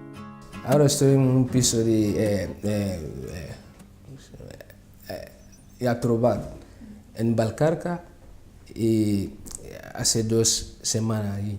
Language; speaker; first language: Spanish; non-native, learner; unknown